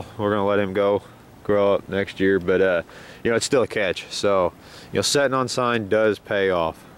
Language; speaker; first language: English; native; English